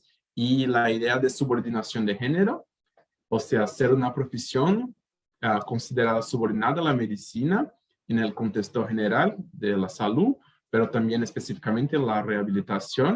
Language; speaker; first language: Spanish; native; Spanish